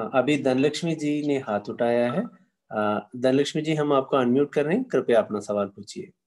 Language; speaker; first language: Hindi; non-native, local second language; Tamil